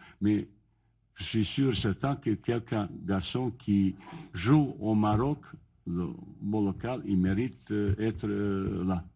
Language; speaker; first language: French; non-native, learner; Bosnian